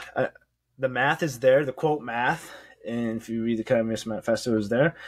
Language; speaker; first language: English; native; English